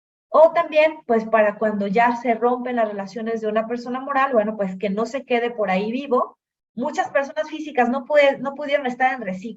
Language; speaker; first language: Spanish; native; Spanish